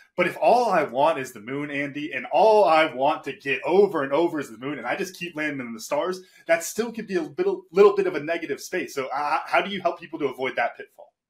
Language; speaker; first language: English; native; English